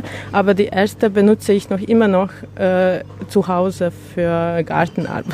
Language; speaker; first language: German; non-native, learner; Hungarian